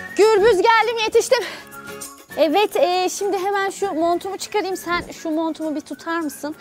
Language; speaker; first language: Turkish; native; Turkish